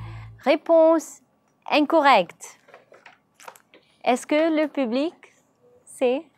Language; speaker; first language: French; non-native, learner; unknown